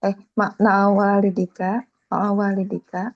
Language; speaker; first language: Arabic; non-native, learner; Indonesian